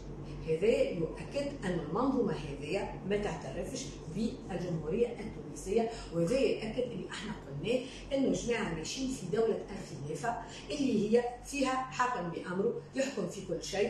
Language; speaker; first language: Arabic; native; Arabic